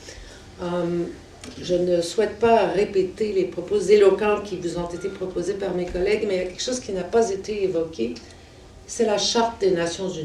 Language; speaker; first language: French; native; French